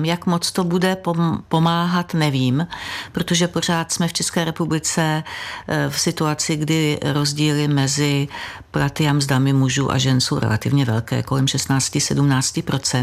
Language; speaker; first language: Czech; native; Czech